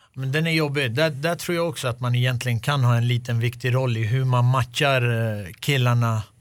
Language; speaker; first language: Swedish; early bilingual, other home language; Arabic